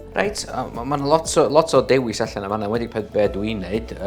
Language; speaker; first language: Welsh; non-native, local second language; English